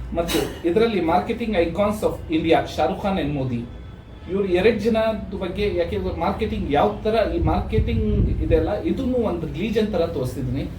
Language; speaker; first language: Kannada; non-native, local second language; Urdu